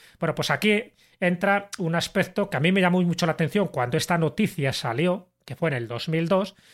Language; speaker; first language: Spanish; native; Spanish